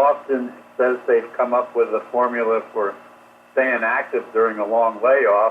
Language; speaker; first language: English; native; English